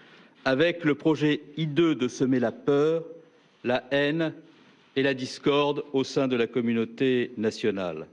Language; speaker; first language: French; native; French